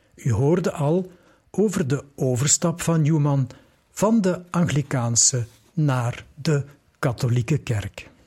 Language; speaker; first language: Dutch; native; Dutch